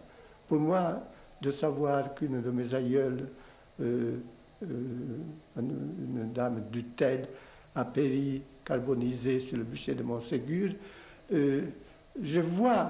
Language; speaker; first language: French; non-native, local second language; Occitan